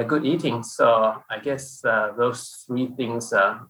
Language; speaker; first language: English; non-native, local second language; Min Nan Chinese